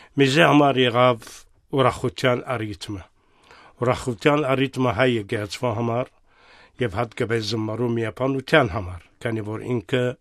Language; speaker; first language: Armenian; native; Armenian